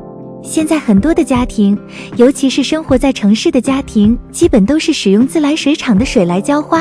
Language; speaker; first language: Chinese; native; Chinese